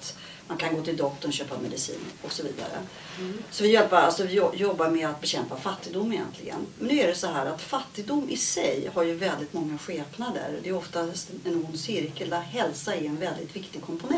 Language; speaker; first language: Swedish; native; Swedish